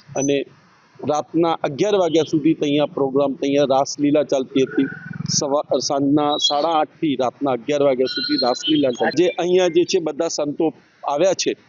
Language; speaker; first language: Gujarati; non-native, local second language; Sindhi